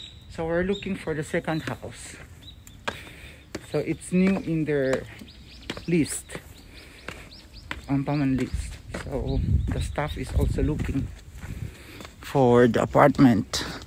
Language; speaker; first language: English; non-native, local second language; Filipino